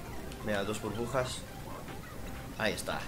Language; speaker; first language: Spanish; native; Spanish